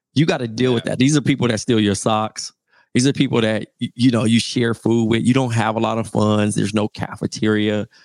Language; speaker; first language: English; native; English